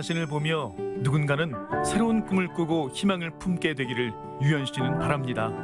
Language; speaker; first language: Korean; native; Korean